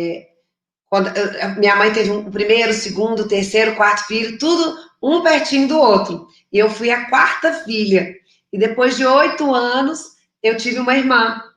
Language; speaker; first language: Portuguese; native; Portuguese